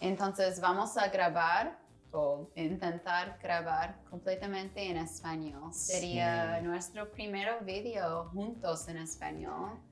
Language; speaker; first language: Spanish; non-native, learner; English